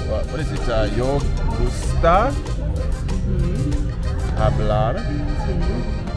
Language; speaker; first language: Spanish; non-native, learner; English